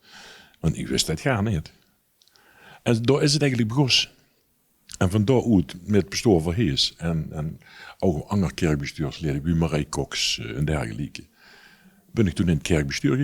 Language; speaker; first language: Dutch; native; Dutch